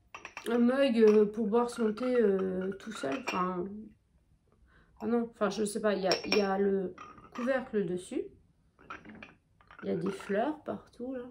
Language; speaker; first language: French; native; French